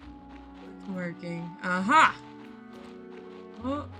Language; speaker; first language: English; native; English